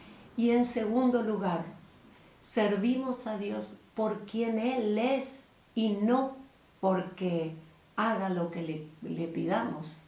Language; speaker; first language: Spanish; native; Spanish